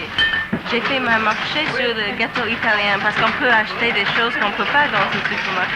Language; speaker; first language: French; non-native, learner; English